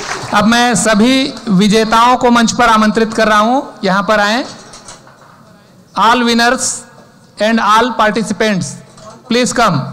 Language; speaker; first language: Hindi; native; Hindi